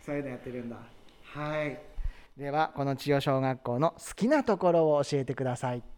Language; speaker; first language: Japanese; native; Japanese